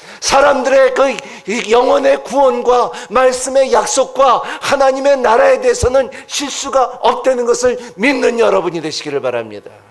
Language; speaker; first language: Korean; non-native, fluent; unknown